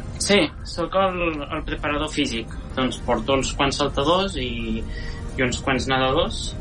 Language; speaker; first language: Catalan; native; Catalan